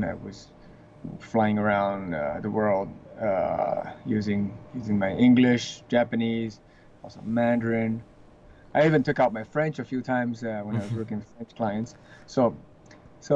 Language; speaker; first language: English; early bilingual, other home language; Chinese